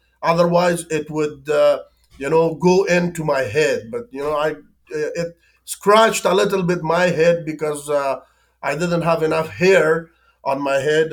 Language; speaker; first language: English; non-native, fluent; Persian